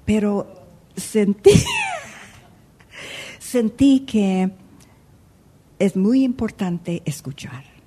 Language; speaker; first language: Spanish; early bilingual, heritage; Spanish